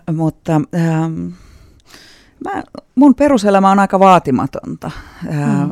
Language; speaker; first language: Finnish; native; Finnish